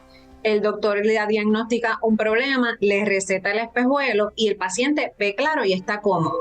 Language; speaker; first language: Spanish; native; Spanish